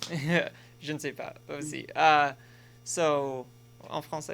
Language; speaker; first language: French; non-native, learner; English